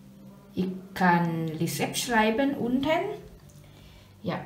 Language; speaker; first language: German; non-native, learner; Thai